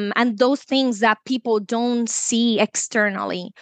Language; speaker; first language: English; non-native, fluent; Spanish